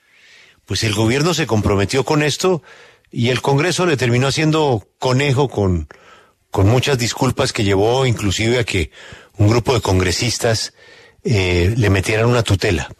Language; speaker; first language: Spanish; native; Spanish